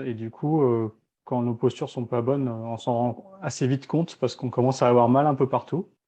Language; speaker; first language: French; native; French